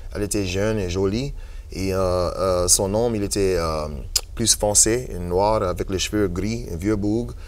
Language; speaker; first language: French; non-native, local second language; English